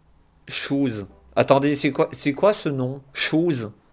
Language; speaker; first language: French; native; French